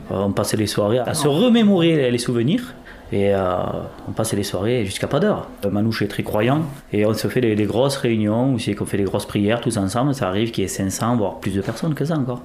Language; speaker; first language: French; native; French